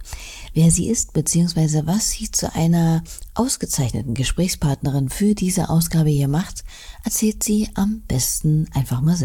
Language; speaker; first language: German; native; German